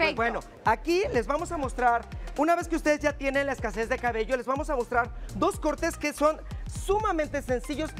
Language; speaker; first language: Spanish; native; Spanish